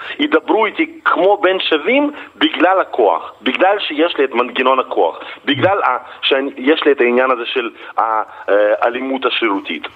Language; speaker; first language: Hebrew; non-native, fluent; Russian